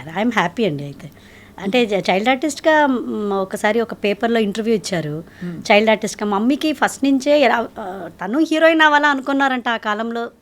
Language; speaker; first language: Telugu; native; Telugu